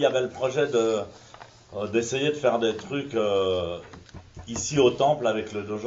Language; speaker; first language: French; native; French